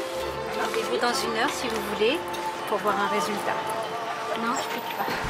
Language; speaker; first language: French; native; French